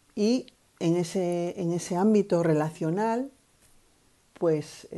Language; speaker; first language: Spanish; native; Spanish